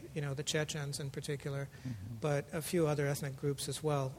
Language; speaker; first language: English; early bilingual, other home language; Russian